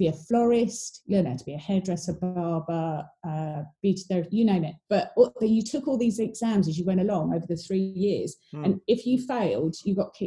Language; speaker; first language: English; native; English